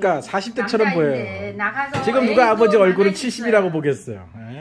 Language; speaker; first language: Korean; native; Korean